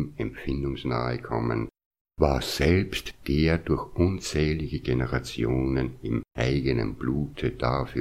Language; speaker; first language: German; native; German